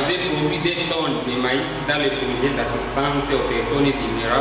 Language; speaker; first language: French; non-native, local second language; Swahili